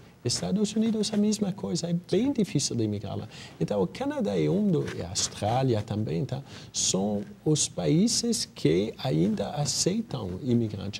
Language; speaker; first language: Portuguese; non-native, fluent; French